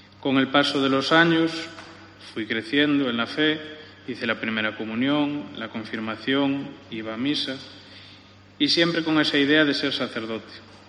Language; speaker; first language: Spanish; native; Spanish